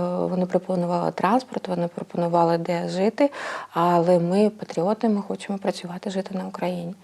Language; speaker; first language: Ukrainian; native; Ukrainian